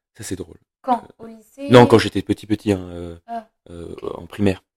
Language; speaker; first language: French; native; French